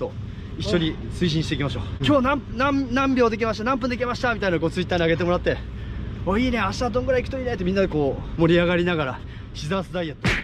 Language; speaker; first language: Japanese; native; Japanese